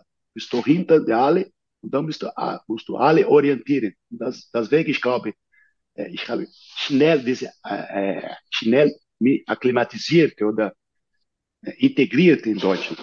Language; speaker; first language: German; non-native, learner; Portuguese